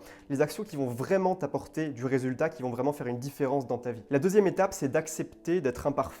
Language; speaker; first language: French; native; French